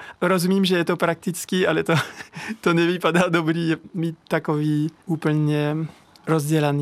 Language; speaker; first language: Czech; non-native, learner; French